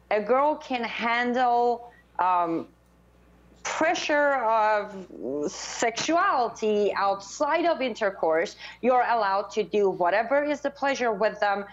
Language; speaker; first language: English; non-native, fluent; Persian